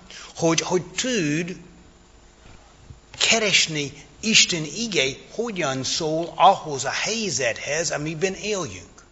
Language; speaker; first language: Hungarian; non-native, fluent; English